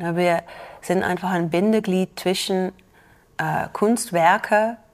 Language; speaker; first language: German; non-native, fluent; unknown